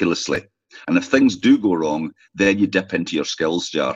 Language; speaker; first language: English; native; English